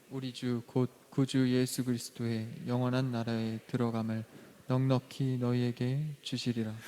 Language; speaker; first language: Korean; native; Korean